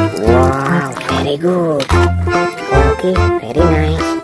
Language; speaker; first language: English; non-native, learner; Indonesian